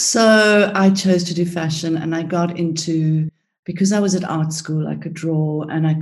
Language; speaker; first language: English; early bilingual, other home language; Greek